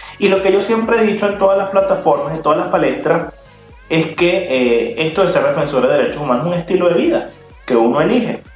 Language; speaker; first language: Spanish; native; Spanish